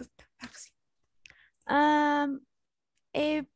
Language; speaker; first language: French; non-native, learner; Spanish